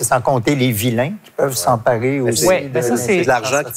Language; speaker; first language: French; native; French